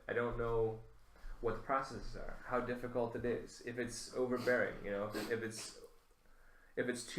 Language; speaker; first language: English; native; English